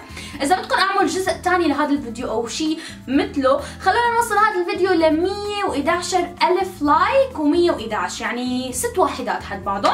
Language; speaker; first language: Arabic; native; Arabic